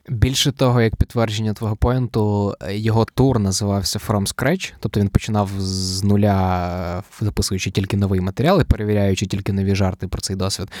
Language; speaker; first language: Ukrainian; native; Ukrainian